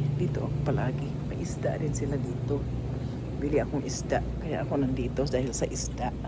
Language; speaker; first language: Filipino; non-native, local second language; Cebuano